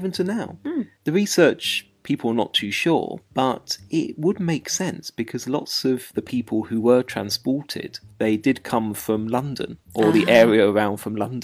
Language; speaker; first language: English; native; English